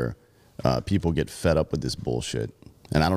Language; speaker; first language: English; native; English